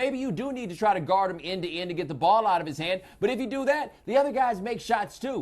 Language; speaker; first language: English; native; English